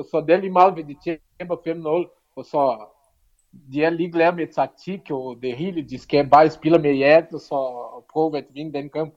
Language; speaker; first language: Danish; non-native, learner; Portuguese